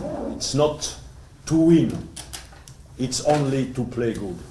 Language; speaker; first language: English; non-native, learner; French